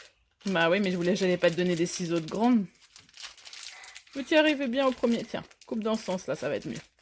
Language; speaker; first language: French; native; French